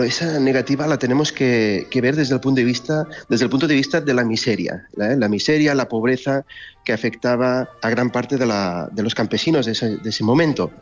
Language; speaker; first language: Spanish; native; Spanish